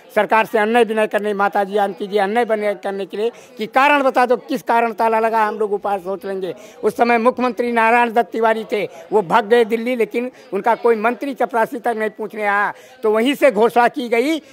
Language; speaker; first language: Hindi; native; Hindi